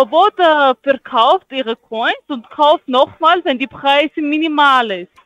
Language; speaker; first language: German; non-native, learner; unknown